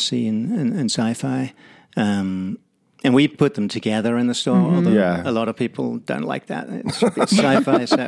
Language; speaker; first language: English; native; English